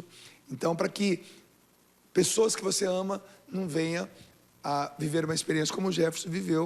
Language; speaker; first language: Portuguese; native; Portuguese